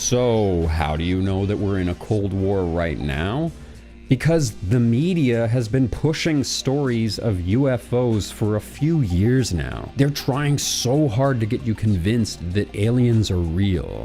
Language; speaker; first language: English; native; English